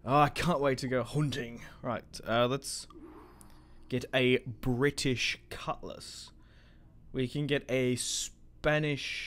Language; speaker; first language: English; native; English